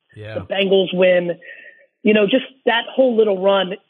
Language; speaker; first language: English; early bilingual, other home language; Russian